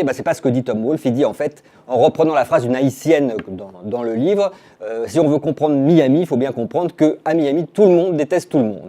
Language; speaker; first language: French; native; French